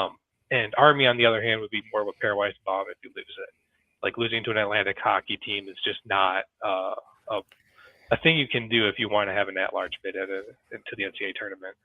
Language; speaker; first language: English; native; English